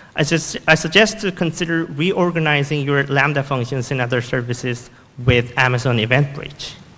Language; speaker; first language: English; non-native, fluent; Korean